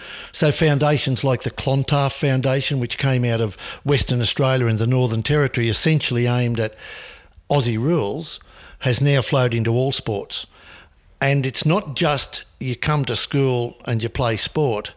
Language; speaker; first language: English; native; English